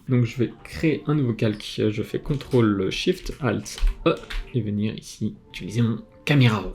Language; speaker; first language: French; native; French